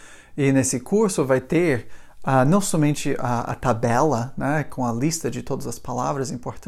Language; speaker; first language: Portuguese; non-native, fluent; English